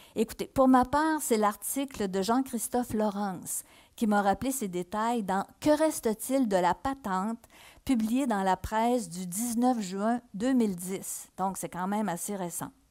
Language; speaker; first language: French; native; French